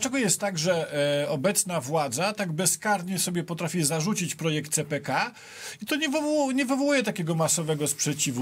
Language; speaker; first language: Polish; native; Polish